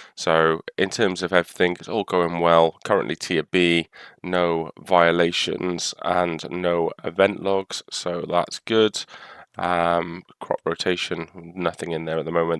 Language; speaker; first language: English; native; English